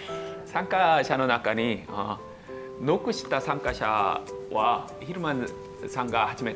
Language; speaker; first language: Japanese; non-native, fluent; Korean